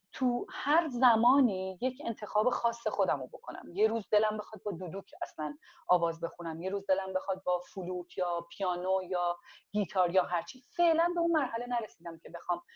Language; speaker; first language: Persian; non-native, local second language; Azerbaijani